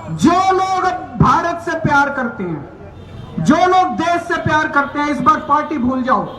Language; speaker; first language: Hindi; native; Hindi